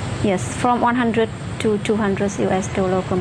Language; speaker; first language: English; non-native, fluent; Vietnamese